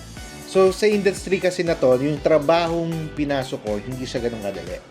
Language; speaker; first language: Filipino; native; Filipino